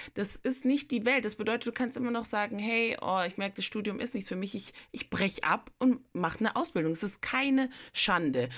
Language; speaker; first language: German; early bilingual, other home language; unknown